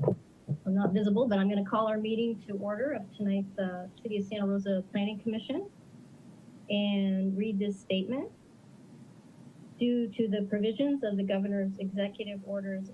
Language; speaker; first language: English; native; English